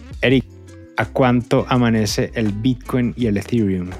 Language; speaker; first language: Spanish; native; Spanish